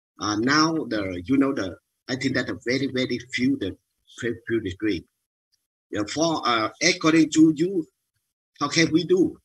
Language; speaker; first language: English; non-native, learner; Vietnamese